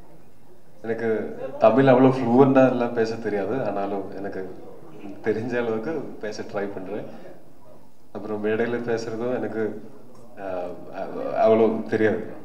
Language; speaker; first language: Tamil; non-native, learner; Malayalam